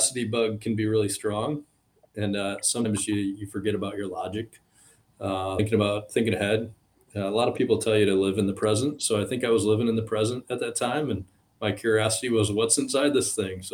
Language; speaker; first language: English; native; English